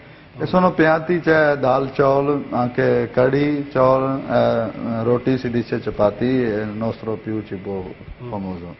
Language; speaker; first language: Italian; non-native, learner; Punjabi